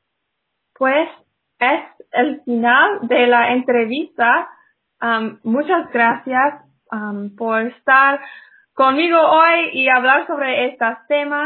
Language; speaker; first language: Spanish; non-native, fluent; English